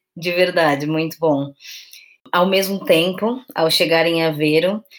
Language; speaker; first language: Portuguese; native; Portuguese